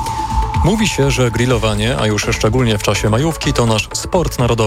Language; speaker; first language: Polish; native; Polish